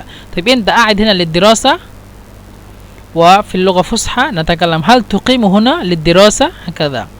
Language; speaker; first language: Arabic; non-native, fluent; Bangla